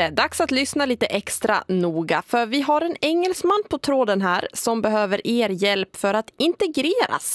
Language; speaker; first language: Swedish; native; Swedish